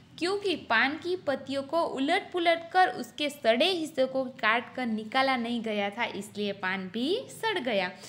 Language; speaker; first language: Hindi; non-native, local second language; Gujarati